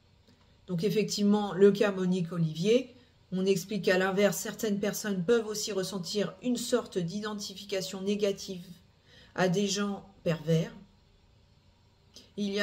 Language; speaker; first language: French; native; French